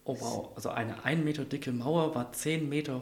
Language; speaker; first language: German; native; German